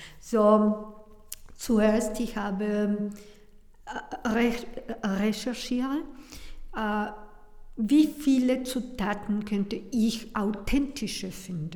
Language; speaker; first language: German; non-native, learner; Spanish